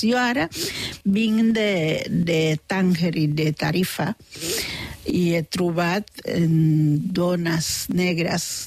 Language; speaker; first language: Catalan; non-native, fluent; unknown